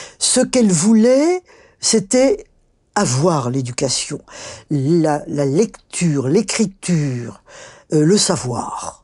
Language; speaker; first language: French; native; French